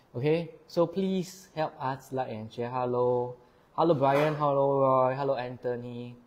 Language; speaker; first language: English; non-native, local second language; Chinese